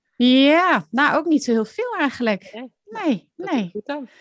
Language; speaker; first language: Dutch; native; Dutch